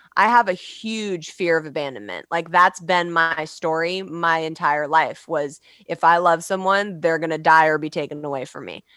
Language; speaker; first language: English; native; English